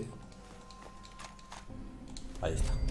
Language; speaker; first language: Spanish; native; Spanish